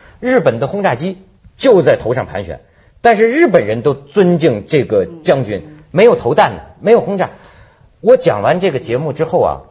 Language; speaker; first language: Chinese; native; Chinese